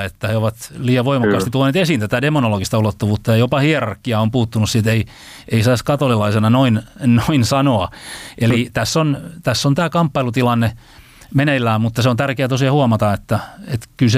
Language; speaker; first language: Finnish; native; Finnish